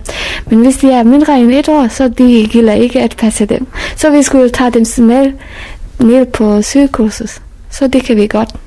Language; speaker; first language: Danish; non-native, fluent; Persian